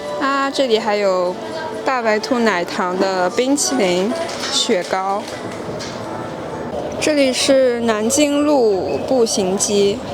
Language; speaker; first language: Chinese; non-native, fluent; French